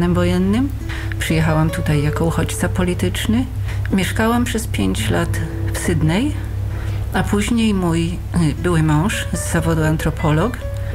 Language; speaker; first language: English; non-native, fluent; Polish